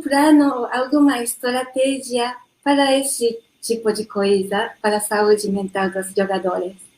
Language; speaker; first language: Portuguese; non-native, learner; Japanese